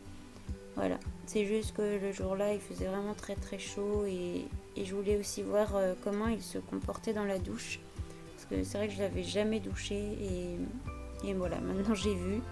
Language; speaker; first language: French; native; French